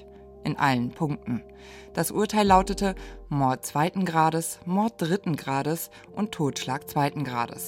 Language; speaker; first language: German; native; German